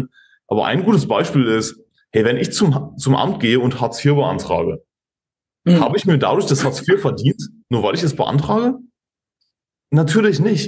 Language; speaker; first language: German; native; German